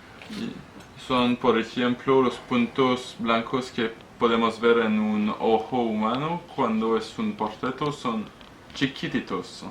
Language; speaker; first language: Spanish; non-native, learner; French